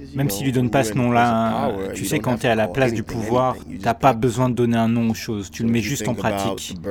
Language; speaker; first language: French; non-native, fluent; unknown